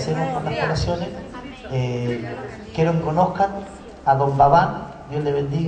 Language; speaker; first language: Spanish; native; Spanish